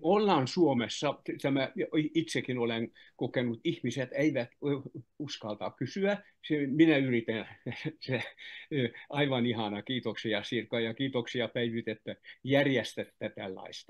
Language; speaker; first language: Finnish; non-native, fluent; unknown